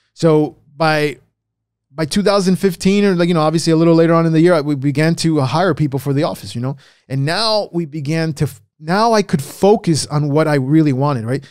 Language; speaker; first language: English; early bilingual, other home language; Spanish